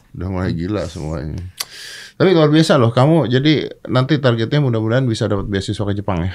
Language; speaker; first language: Indonesian; native; Indonesian